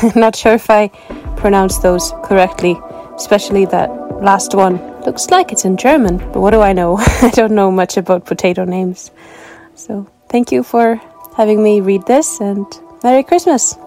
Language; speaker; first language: English; non-native, fluent; Icelandic